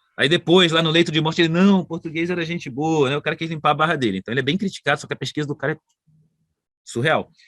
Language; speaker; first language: Portuguese; native; Portuguese